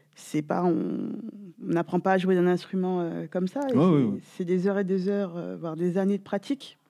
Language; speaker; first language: French; native; French